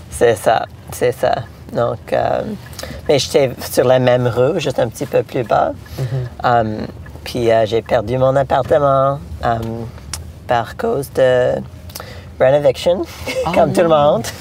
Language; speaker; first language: French; non-native, local second language; English